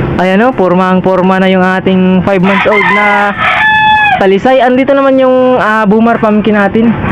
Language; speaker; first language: Filipino; non-native, local second language; Cebuano